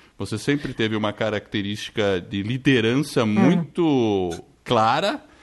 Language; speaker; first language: Portuguese; non-native, fluent; English